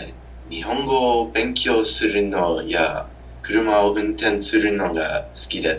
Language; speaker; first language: Japanese; non-native, learner; English